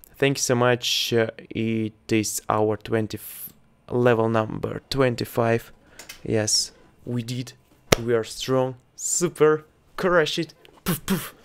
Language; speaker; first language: English; non-native, learner; Russian